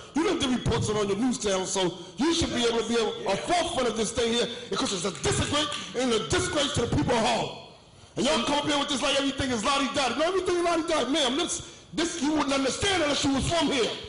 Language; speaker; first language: English; native; English